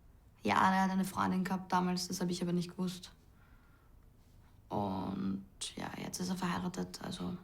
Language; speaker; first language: German; native; German